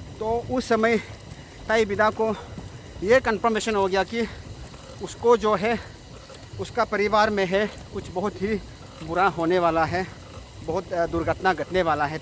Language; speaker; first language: Hindi; non-native, local second language; Nyishi